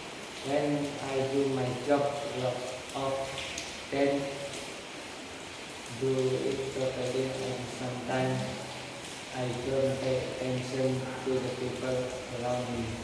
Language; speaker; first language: English; non-native, learner; Indonesian